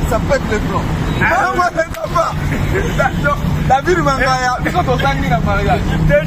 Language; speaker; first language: French; non-native, local second language; Lingala